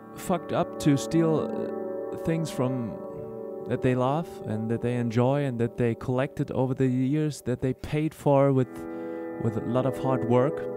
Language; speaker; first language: English; non-native, fluent; German